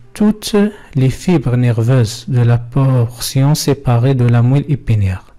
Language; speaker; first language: French; non-native, local second language; Arabic